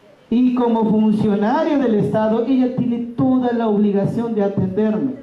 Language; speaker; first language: Spanish; native; Spanish